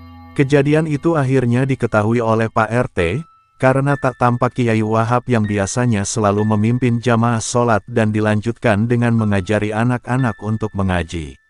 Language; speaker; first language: Indonesian; native; Indonesian